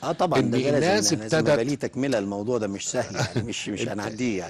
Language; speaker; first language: Arabic; native; Arabic